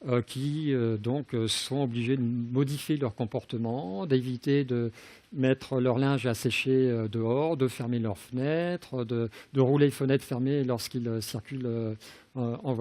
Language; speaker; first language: French; native; French